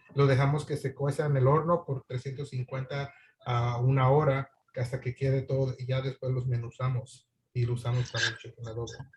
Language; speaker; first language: Spanish; early bilingual, other home language; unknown